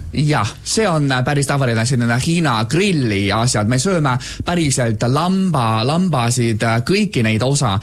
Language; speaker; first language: Estonian; non-native, fluent; Chinese